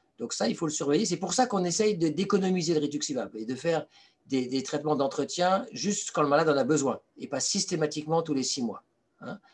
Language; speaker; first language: French; native; French